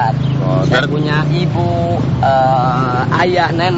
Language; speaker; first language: Indonesian; native; Indonesian